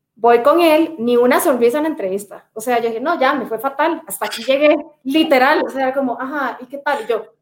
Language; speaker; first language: Spanish; native; Spanish